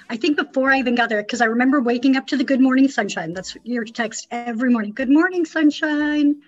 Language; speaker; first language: English; native; English